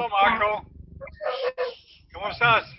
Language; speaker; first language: Spanish; non-native, learner; English